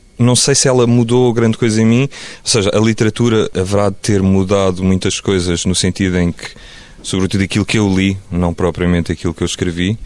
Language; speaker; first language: Portuguese; early bilingual, other home language; French